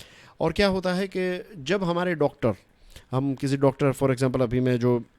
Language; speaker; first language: Hindi; native; Hindi